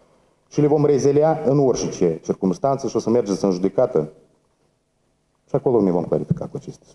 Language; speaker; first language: Romanian; native; Romanian